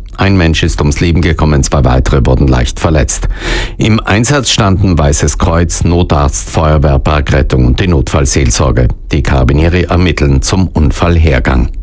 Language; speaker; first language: German; native; German